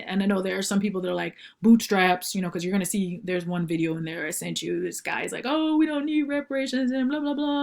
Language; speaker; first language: English; native; English